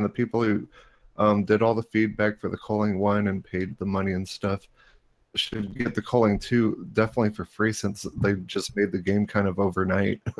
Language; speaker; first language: English; native; English